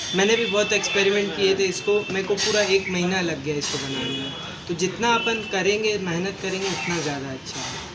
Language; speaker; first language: Hindi; non-native, local second language; Gujarati